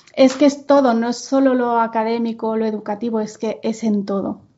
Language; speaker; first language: Spanish; non-native, local second language; Catalan